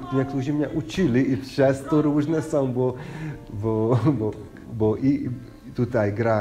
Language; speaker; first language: Polish; non-native, fluent; Hungarian